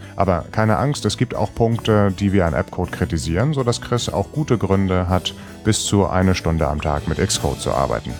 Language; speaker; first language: German; native; German